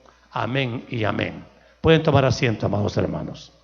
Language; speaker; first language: Spanish; native; Spanish